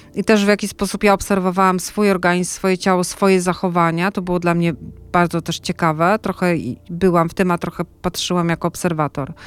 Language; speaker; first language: Polish; native; Polish